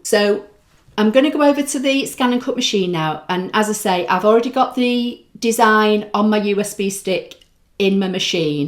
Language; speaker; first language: English; native; English